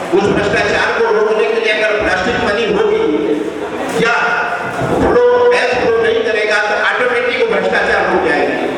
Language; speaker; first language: Hindi; native; Hindi